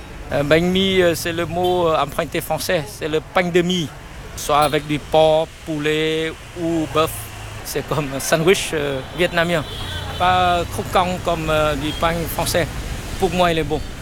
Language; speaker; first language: French; non-native, fluent; Vietnamese